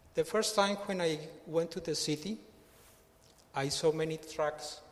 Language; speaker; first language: English; non-native, fluent; Spanish